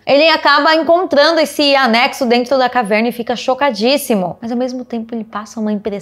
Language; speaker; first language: Portuguese; native; Portuguese